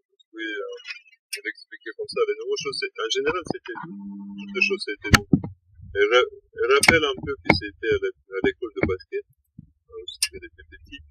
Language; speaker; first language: French; non-native, learner; Russian